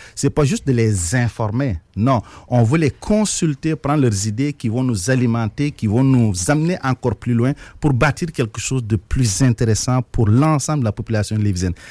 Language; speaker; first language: French; non-native, local second language; Wolof